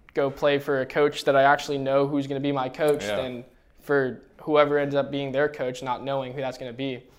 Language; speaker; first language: English; native; English